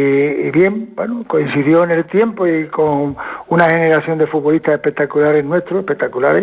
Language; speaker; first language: Spanish; native; Spanish